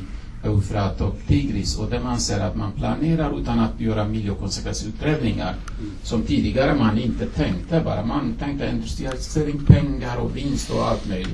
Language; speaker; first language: Swedish; non-native, fluent; Kurdish